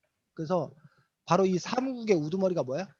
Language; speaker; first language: Korean; native; Korean